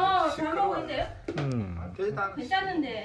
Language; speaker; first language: Korean; native; Korean